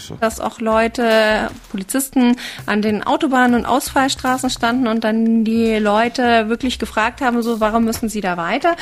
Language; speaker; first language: German; native; German